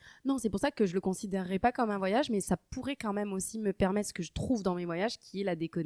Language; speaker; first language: French; native; French